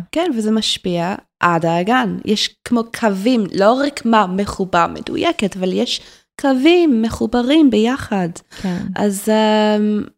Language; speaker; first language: Hebrew; non-native, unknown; English